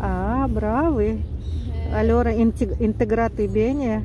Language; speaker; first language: Italian; non-native, learner; Russian